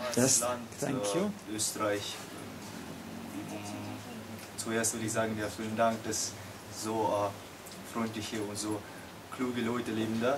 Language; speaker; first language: German; non-native, learner; Russian